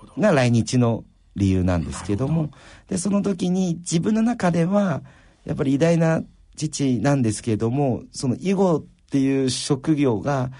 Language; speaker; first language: Japanese; early bilingual, other home language; Chinese